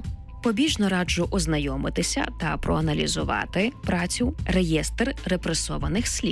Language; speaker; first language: Ukrainian; native; Ukrainian